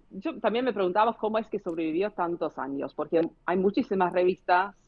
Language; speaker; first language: Spanish; non-native, fluent; English